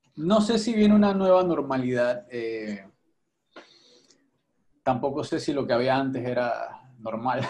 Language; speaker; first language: Spanish; native; Spanish